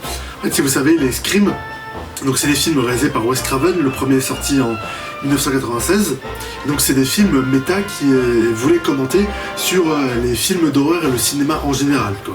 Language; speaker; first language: French; native; French